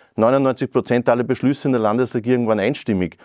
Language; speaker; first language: German; native; German